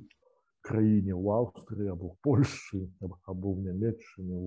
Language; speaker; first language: Polish; non-native, learner; Belarusian